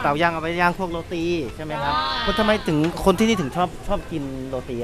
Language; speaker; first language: Thai; native; Thai